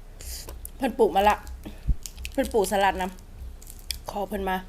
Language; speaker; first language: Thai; non-native, local second language; Northeastern Thai